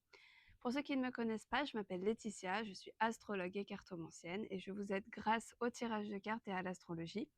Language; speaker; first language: French; native; French